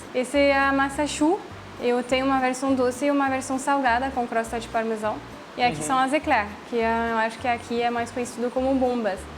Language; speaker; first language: Portuguese; non-native, fluent; French